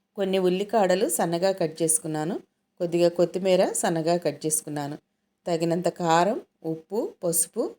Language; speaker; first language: Telugu; native; Telugu